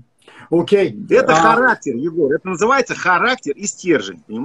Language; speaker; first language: Russian; native; Russian